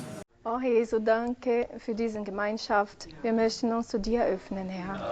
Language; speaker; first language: German; non-native, fluent; Portuguese